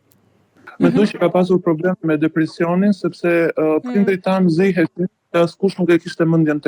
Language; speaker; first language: Albanian; native; Albanian